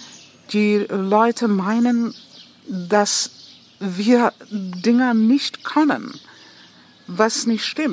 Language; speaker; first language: German; non-native, fluent; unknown